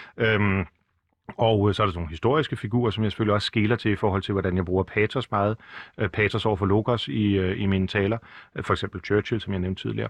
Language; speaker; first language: Danish; native; Danish